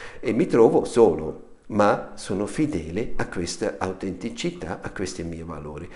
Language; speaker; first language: Italian; non-native, fluent; German